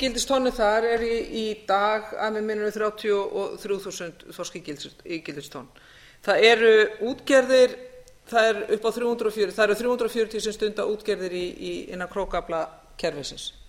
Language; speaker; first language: Icelandic; native; Icelandic